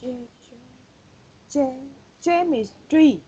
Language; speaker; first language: English; non-native, learner; Vietnamese